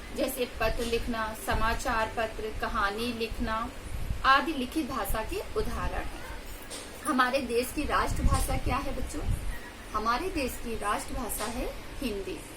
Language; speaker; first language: Hindi; native; Hindi